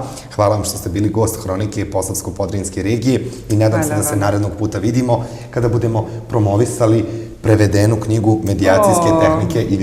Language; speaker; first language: Bosnian; native; Bosnian